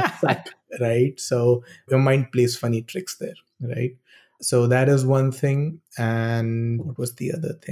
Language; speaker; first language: English; non-native, local second language; Hindi